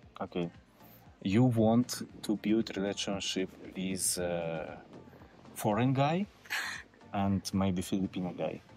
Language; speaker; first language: English; non-native, learner; Russian